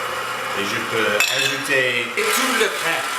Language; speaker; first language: French; non-native, learner; English